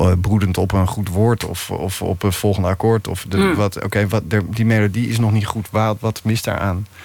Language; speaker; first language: Dutch; native; Dutch